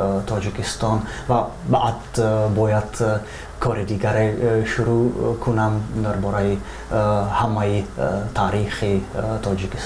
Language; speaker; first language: Persian; non-native, fluent; Czech